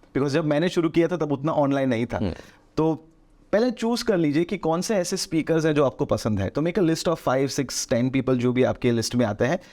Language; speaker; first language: Hindi; non-native, local second language; Gujarati